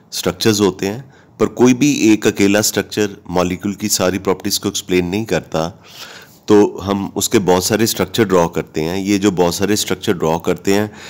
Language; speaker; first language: Hindi; native; Hindi